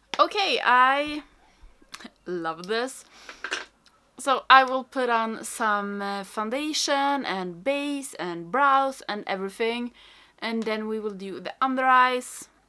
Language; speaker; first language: English; non-native, fluent; Swedish